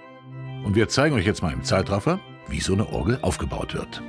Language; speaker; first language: German; native; German